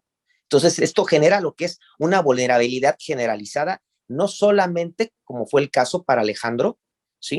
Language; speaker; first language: Spanish; native; Spanish